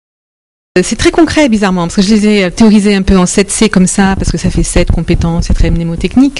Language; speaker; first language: French; native; French